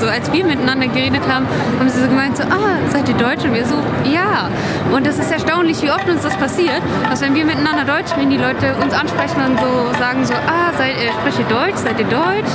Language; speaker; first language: German; native; German